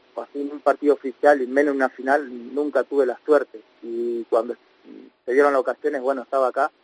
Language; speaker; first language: Spanish; native; Spanish